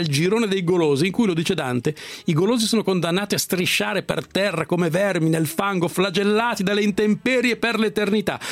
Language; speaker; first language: Italian; native; Italian